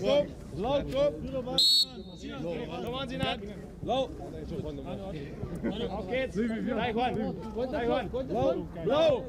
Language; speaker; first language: German; non-native, learner; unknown